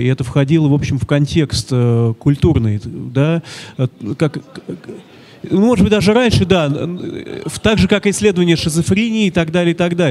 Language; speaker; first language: Russian; native; Russian